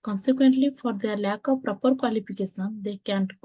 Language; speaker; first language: English; non-native, local second language; Odia